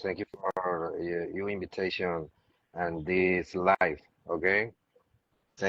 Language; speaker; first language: English; non-native, learner; Spanish